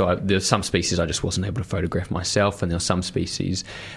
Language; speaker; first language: English; native; English